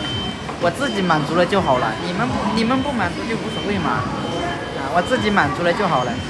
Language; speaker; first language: Chinese; native; Chinese